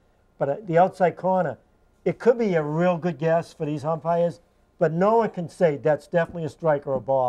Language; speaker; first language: English; native; English